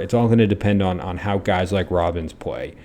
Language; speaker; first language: English; native; English